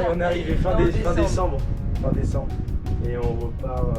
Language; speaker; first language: French; native; French